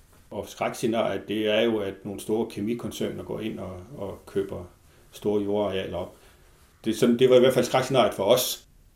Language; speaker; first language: Danish; native; Danish